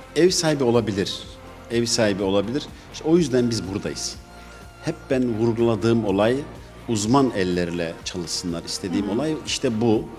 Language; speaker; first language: Turkish; early bilingual, heritage; Turkish